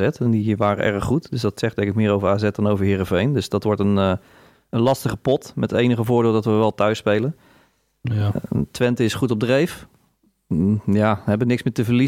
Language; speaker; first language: Dutch; native; Dutch